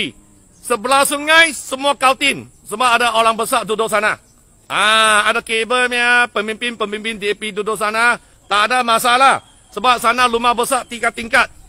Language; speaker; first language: Malay; non-native, local second language; Chinese